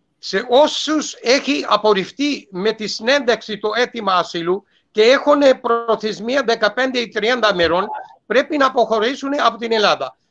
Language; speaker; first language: Greek; non-native, fluent; Urdu